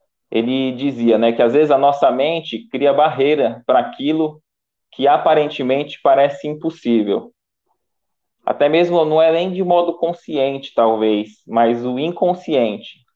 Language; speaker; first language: Portuguese; native; Portuguese